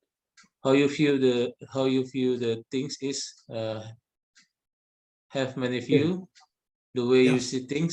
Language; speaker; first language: English; non-native, learner; Indonesian